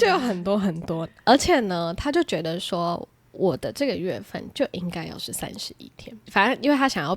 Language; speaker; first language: Chinese; native; Chinese